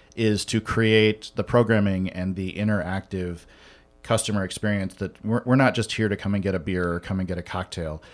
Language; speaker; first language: English; native; English